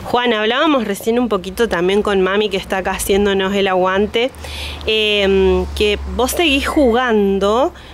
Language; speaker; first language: Spanish; native; Spanish